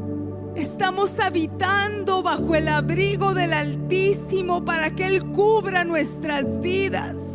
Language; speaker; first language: Spanish; native; Spanish